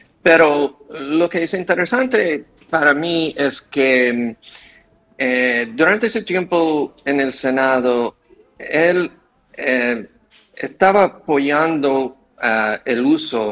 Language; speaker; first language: Spanish; non-native, fluent; English